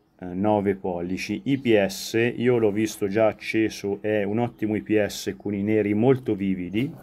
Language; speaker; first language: Italian; native; Italian